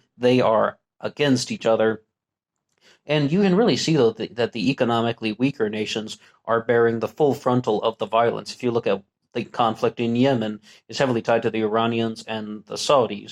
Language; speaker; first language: English; native; English